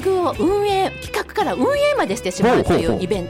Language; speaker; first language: Japanese; native; Japanese